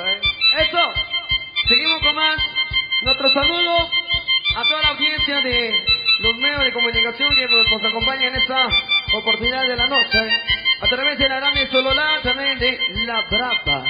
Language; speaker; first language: Spanish; native; Spanish